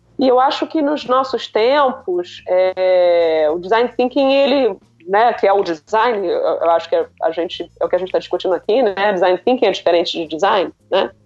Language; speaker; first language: Portuguese; native; Portuguese